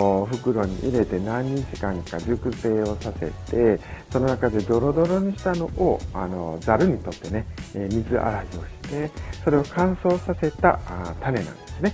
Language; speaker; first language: Japanese; native; Japanese